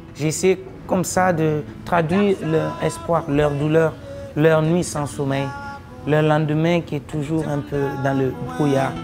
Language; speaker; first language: French; non-native, local second language; Mossi